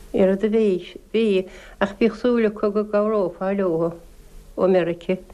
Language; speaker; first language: Irish; native; Irish